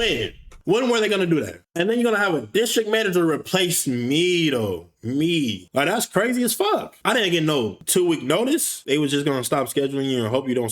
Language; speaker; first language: English; native; English